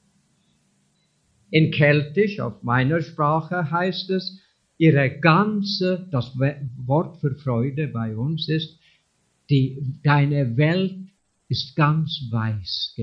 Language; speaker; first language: German; non-native, fluent; English